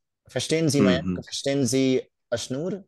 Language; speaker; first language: German; non-native, fluent; Hindi